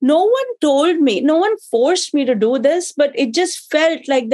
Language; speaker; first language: English; non-native, local second language; Hindi